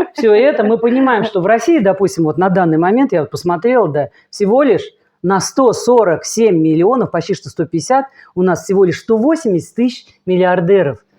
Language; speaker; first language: Russian; native; Russian